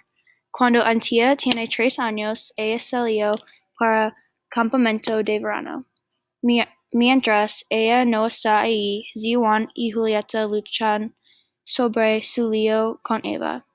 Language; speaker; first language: Spanish; non-native, learner; English